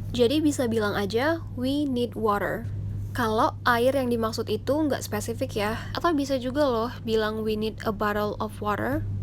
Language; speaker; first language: Indonesian; native; Indonesian